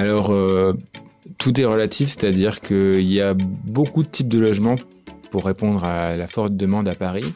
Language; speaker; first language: French; native; French